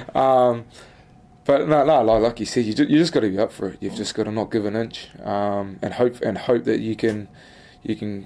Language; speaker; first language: English; native; English